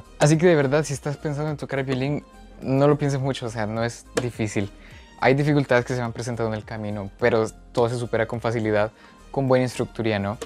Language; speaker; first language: Spanish; native; Spanish